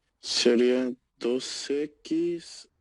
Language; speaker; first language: Spanish; native; Spanish